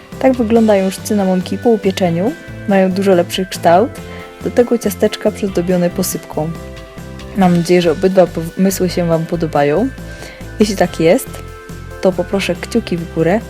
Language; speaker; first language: Polish; native; Polish